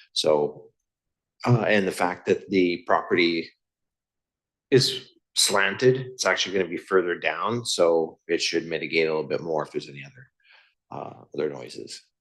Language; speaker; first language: English; native; English